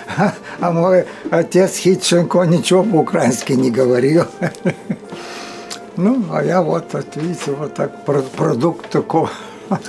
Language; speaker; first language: Russian; early bilingual, heritage; Russian